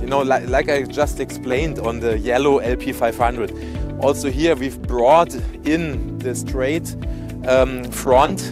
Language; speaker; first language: English; non-native, fluent; German